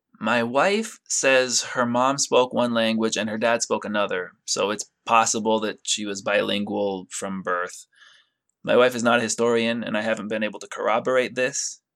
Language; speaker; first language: English; native; English